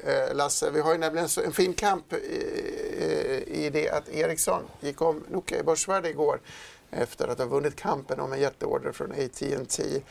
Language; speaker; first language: Swedish; native; Swedish